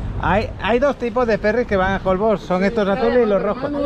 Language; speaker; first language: Spanish; native; Spanish